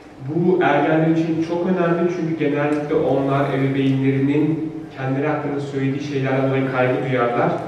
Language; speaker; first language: Turkish; native; Turkish